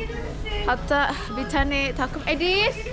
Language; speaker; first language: Turkish; non-native, learner; Indonesian